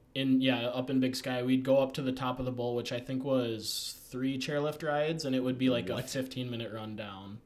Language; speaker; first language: English; native; English